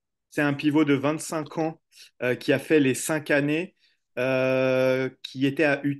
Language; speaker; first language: French; native; French